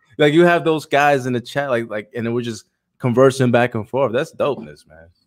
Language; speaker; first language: English; native; English